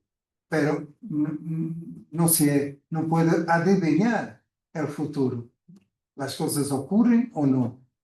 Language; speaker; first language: Spanish; non-native, fluent; Portuguese